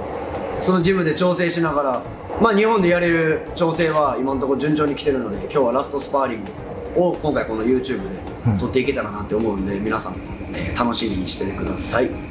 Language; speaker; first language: Japanese; native; Japanese